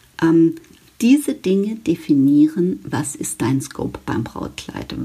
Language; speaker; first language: German; native; German